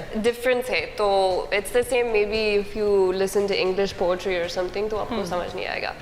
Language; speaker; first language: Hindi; non-native, learner; English